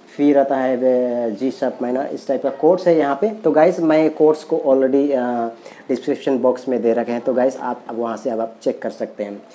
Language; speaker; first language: Hindi; non-native, local second language; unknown